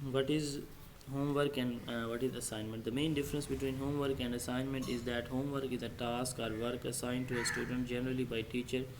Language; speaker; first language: English; non-native, local second language; Urdu